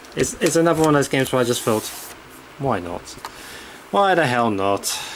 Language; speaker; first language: English; native; English